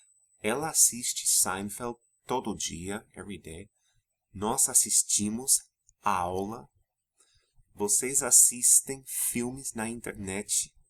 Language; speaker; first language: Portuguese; non-native, fluent; English